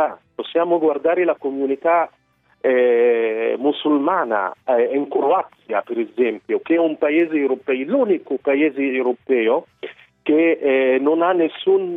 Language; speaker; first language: Italian; non-native, fluent; Arabic